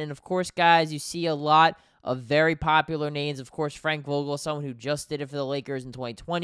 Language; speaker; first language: English; native; English